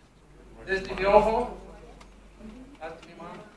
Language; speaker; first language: Spanish; non-native, fluent; English